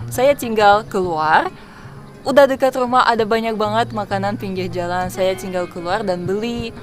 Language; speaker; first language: Indonesian; non-native, fluent; Russian